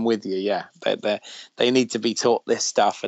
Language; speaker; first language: English; native; English